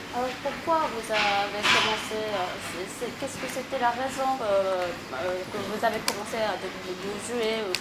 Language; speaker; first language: French; non-native, fluent; Japanese